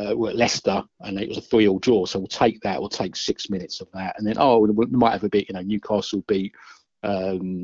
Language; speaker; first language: English; native; English